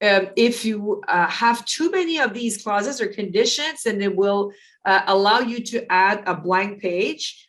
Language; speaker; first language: English; native; English